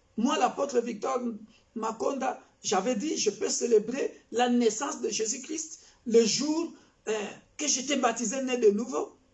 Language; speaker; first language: French; non-native, local second language; Kongo